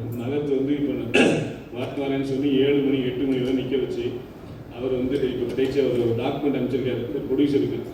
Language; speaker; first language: Tamil; native; Tamil